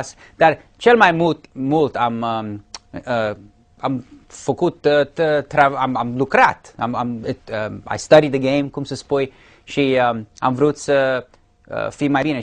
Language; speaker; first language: Romanian; early bilingual, heritage; English